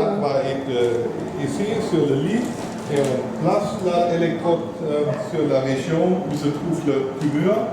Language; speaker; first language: French; non-native, fluent; German